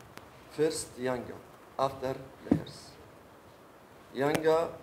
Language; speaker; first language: English; non-native, learner; French